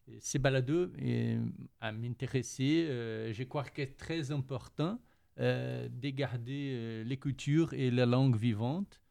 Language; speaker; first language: French; non-native, fluent; Portuguese